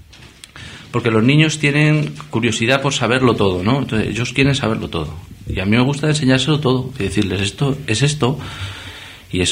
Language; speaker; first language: Spanish; native; Spanish